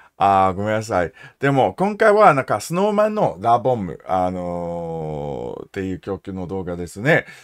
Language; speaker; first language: Japanese; non-native, learner; English